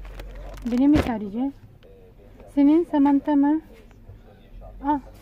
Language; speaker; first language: Turkish; non-native, learner; Filipino